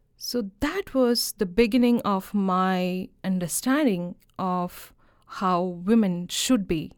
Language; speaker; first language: English; non-native, local second language; Malayalam